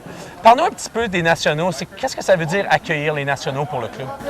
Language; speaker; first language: French; native; French